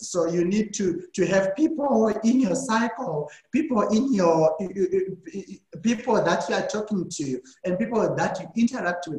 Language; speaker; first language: English; non-native, local second language; Shona